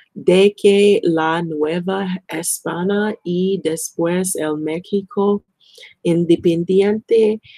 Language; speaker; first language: Spanish; non-native, learner; English